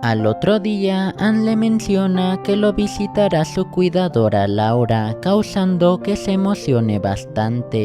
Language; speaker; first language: Spanish; native; Spanish